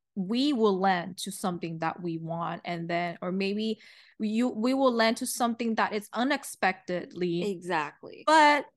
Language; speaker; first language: English; early bilingual, other home language; Chinese